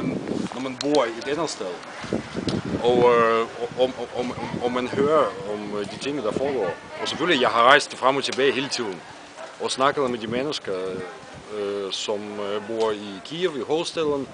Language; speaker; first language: Danish; non-native, fluent; Russian